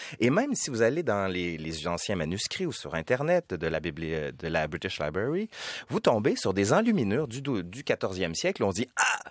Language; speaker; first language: French; native; French